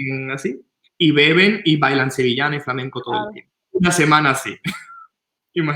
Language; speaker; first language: Spanish; non-native, fluent; Italian